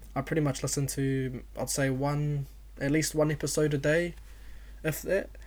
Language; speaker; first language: English; native; English